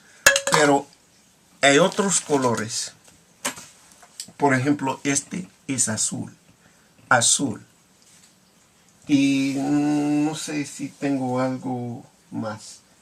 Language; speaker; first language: Spanish; non-native, learner; English